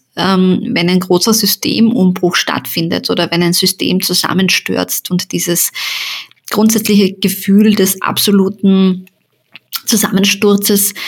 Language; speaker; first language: German; early bilingual, other home language; Bosnian